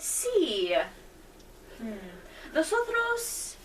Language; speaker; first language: Spanish; non-native, learner; English